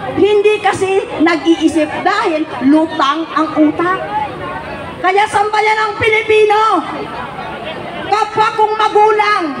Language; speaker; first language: Filipino; native; Filipino